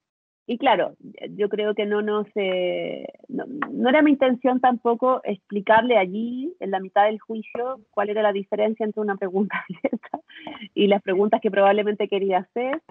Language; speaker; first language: Spanish; native; Spanish